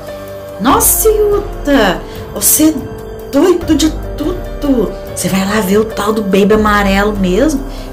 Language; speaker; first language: Portuguese; native; Portuguese